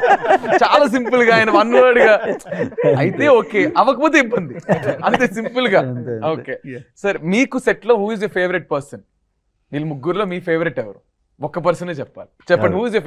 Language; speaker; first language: Telugu; native; Telugu